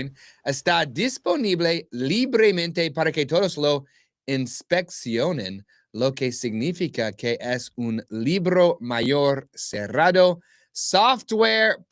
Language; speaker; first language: Spanish; non-native, learner; English